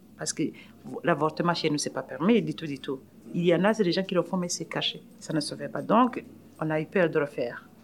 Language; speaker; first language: French; non-native, local second language; Rundi